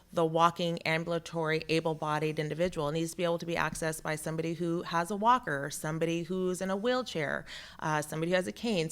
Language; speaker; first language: English; native; English